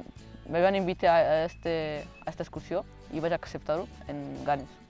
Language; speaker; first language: Catalan; early bilingual, other home language; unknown